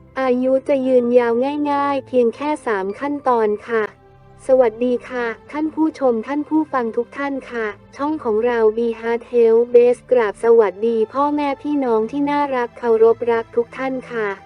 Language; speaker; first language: Thai; native; Thai